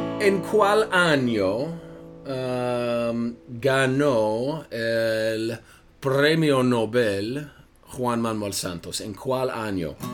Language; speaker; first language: Spanish; non-native, fluent; English